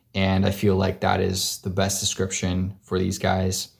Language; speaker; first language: English; native; English